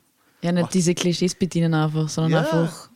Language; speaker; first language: German; native; German